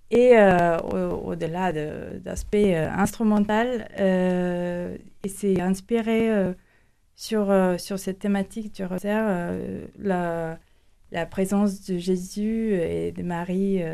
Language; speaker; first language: French; non-native, fluent; Latvian